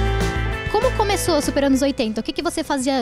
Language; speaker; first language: Portuguese; native; Portuguese